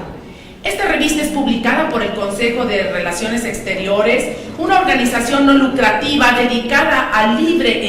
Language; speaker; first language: Spanish; native; Spanish